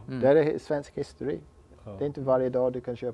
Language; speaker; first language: Swedish; non-native, learner; English